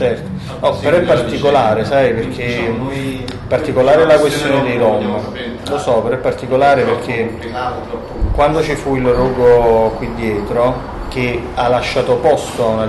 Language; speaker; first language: Italian; native; Italian